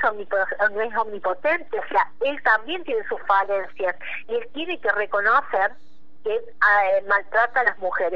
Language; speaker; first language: Spanish; native; Spanish